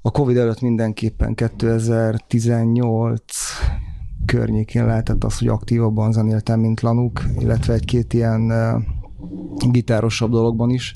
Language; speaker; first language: Hungarian; native; Hungarian